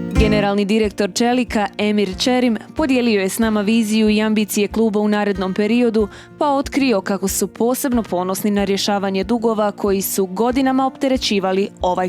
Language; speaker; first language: Bosnian; native; Bosnian